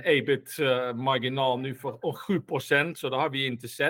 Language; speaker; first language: Swedish; non-native, fluent; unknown